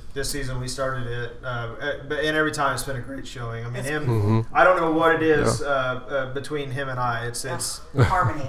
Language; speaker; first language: English; native; English